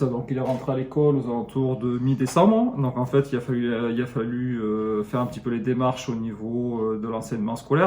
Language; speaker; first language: French; native; French